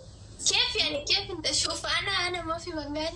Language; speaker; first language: Arabic; non-native, learner; Bangla